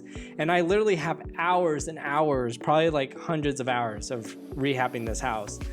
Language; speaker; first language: English; native; English